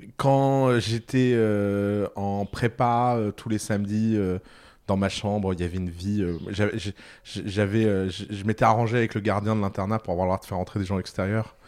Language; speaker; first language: French; early bilingual, other home language; Arabic